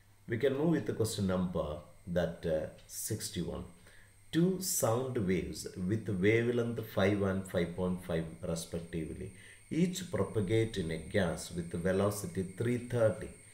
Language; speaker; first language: English; non-native, local second language; Malayalam